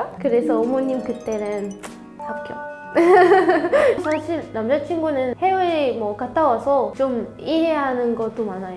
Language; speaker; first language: Korean; non-native, fluent; Arabic